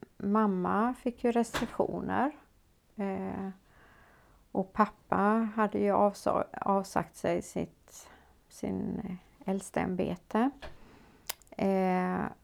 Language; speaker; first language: Swedish; native; Swedish